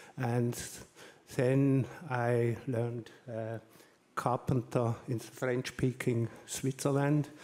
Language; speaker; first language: English; non-native, learner; German